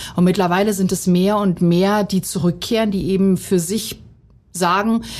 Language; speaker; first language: German; early bilingual, other home language; Bosnian